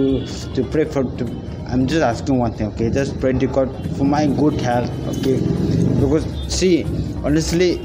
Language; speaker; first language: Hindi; non-native, local second language; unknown